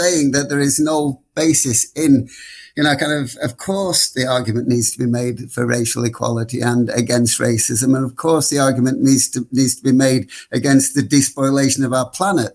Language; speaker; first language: English; native; English